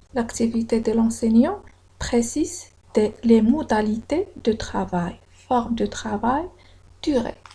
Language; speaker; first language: French; non-native, local second language; Arabic